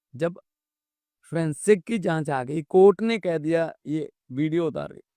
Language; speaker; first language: Hindi; non-native, local second language; Punjabi